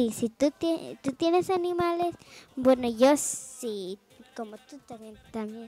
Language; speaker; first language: Spanish; early bilingual, heritage; Spanish